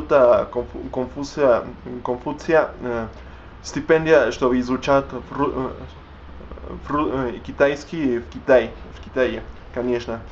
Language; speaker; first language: Russian; non-native, learner; Spanish